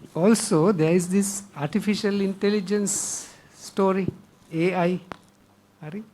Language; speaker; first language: English; non-native, local second language; Sinhala